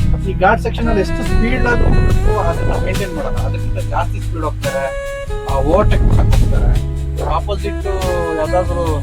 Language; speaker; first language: Kannada; non-native, local second language; Tulu